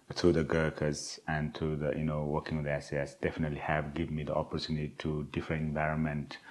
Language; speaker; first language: English; non-native, local second language; Nepali